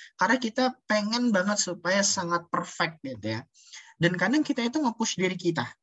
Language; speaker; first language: Indonesian; native; Indonesian